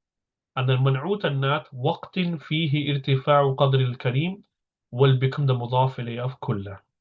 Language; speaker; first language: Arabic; non-native, fluent; English